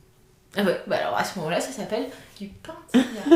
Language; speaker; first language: French; native; French